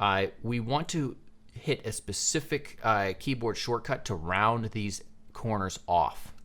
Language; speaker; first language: English; native; English